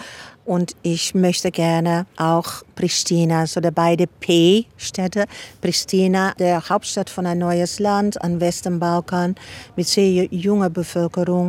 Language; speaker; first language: German; non-native, fluent; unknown